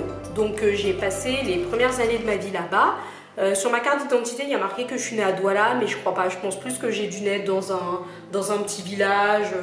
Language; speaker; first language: French; native; French